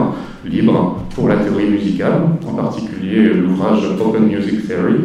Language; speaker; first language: French; native; French